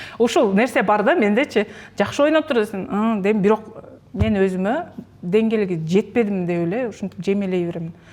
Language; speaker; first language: Kyrgyz; native; Kyrgyz